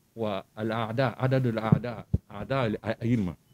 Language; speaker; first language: Arabic; non-native, fluent; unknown